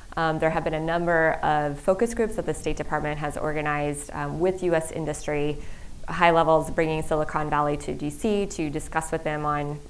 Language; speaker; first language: English; native; English